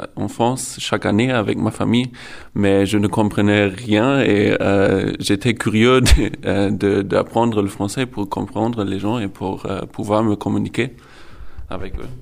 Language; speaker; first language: French; non-native, learner; German